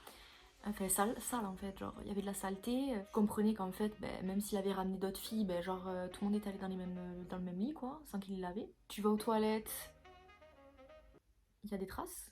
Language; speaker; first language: French; native; French